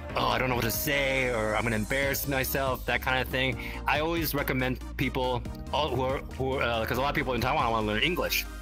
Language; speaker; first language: English; native; English